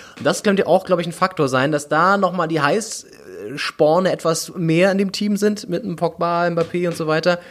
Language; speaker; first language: German; native; German